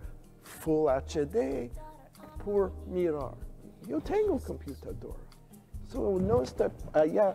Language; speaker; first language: Spanish; non-native, learner; English